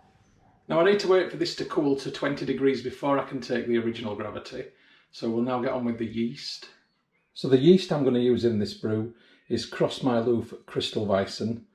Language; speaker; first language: English; native; English